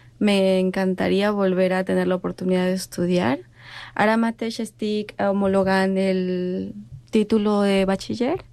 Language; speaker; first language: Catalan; non-native, learner; Spanish